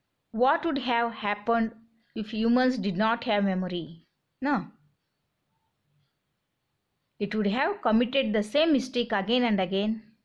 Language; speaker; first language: English; non-native, local second language; Kannada